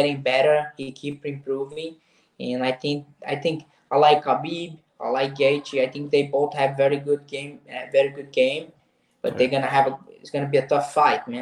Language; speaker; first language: English; non-native, fluent; Portuguese